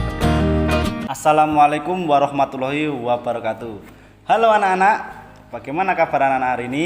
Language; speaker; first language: Indonesian; native; Indonesian